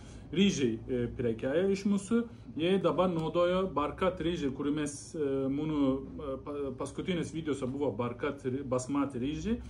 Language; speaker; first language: Lithuanian; non-native, learner; Turkish